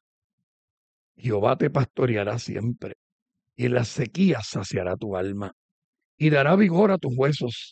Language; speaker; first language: Spanish; native; Spanish